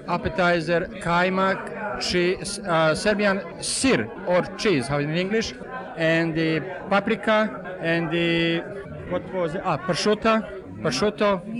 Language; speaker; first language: English; non-native, learner; Serbian